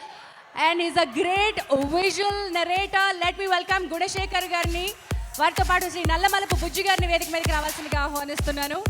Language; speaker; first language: Telugu; native; Telugu